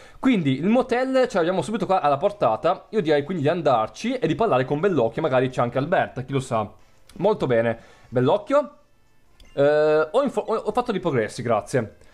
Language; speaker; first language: Italian; native; Italian